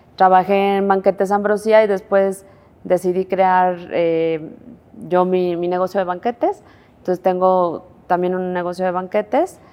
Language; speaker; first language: Spanish; native; Spanish